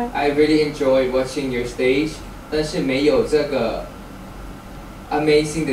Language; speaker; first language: Chinese; non-native, learner; Thai